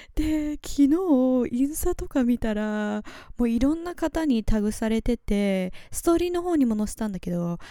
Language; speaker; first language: Japanese; early bilingual, heritage; Japanese